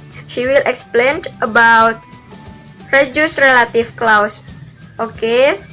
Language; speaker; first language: English; non-native, learner; Indonesian